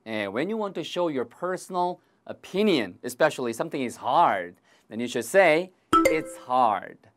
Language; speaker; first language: English; non-native, fluent; Korean